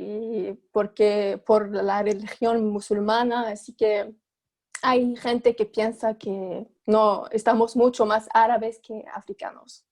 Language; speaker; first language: Spanish; non-native, fluent; Arabic